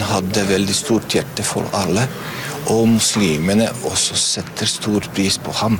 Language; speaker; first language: Norwegian; non-native, fluent; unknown